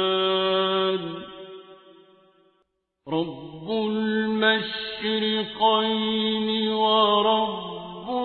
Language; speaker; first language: Arabic; native; Arabic